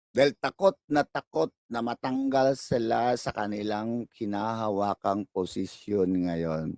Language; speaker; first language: Filipino; non-native, local second language; Cebuano